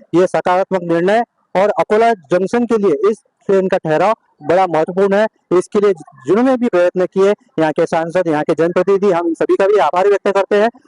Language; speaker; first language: Hindi; non-native, local second language; Marathi